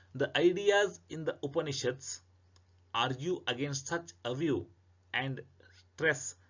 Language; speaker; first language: English; non-native, local second language; Kannada